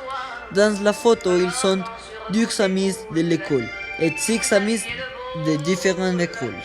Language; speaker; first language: French; non-native, learner; Spanish